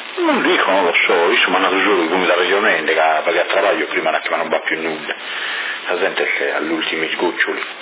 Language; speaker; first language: Italian; non-native, learner; Chinese